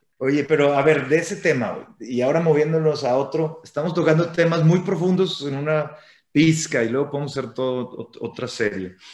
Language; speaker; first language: Spanish; native; Spanish